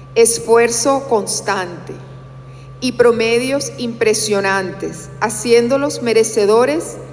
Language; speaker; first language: Spanish; native; Spanish